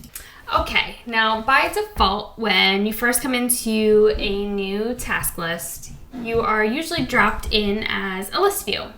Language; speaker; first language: English; native; English